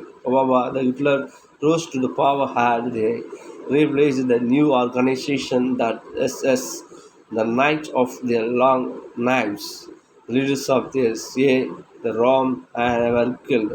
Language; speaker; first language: English; non-native, local second language; Tamil